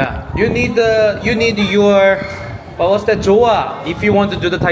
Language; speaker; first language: English; non-native, learner; Korean